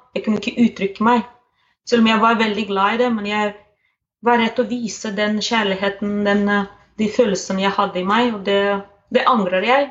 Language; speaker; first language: Norwegian; non-native, fluent; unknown